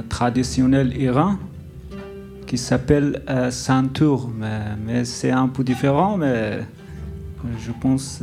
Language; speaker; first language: French; non-native, learner; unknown